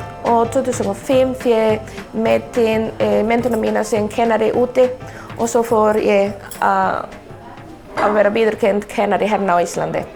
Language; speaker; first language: Icelandic; non-native, fluent; Spanish